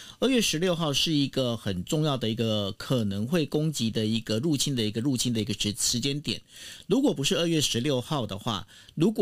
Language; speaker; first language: Chinese; native; Chinese